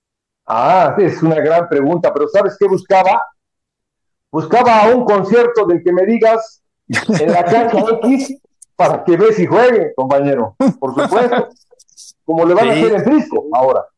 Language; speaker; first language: Spanish; native; Spanish